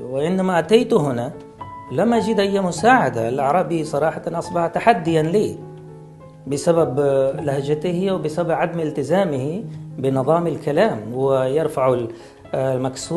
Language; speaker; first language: Arabic; non-native, fluent; Hindi